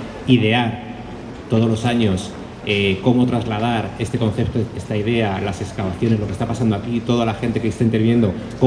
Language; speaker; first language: Spanish; native; Spanish